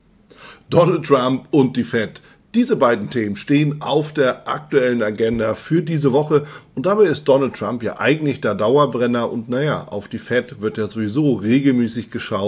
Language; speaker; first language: German; native; German